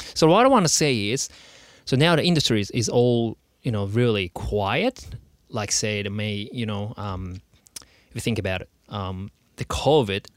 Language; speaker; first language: English; non-native, learner; Japanese